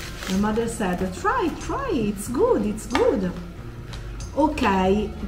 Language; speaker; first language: English; non-native, fluent; Italian